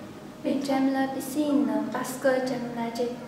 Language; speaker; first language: French; non-native, learner; Chinese